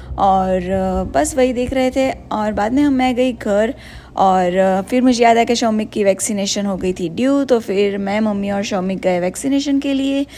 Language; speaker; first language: Hindi; non-native, local second language; Gujarati